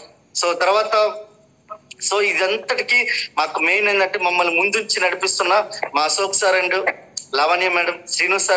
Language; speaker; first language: Telugu; native; Telugu